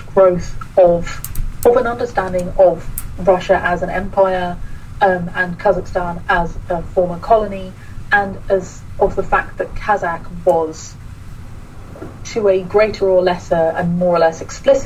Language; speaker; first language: English; native; English